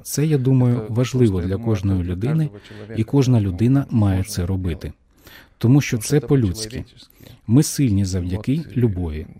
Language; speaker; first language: Ukrainian; non-native, fluent; Lithuanian